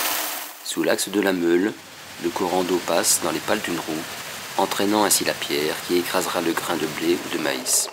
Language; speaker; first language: French; native; French